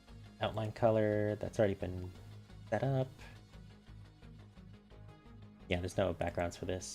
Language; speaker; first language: English; native; English